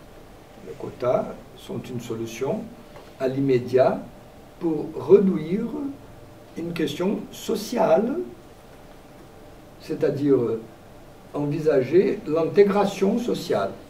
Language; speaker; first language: French; non-native, fluent; Portuguese